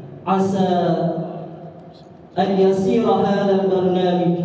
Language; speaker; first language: Arabic; non-native, learner; Indonesian